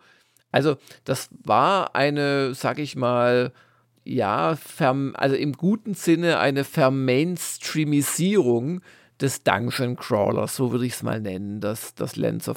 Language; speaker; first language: German; native; German